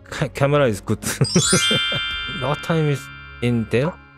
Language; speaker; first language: English; non-native, learner; Korean